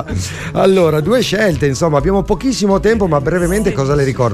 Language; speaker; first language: Italian; native; Italian